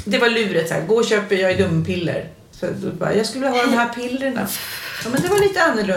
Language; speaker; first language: Swedish; native; Swedish